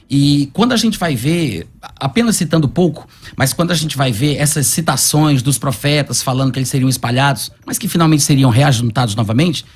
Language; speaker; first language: Portuguese; native; Portuguese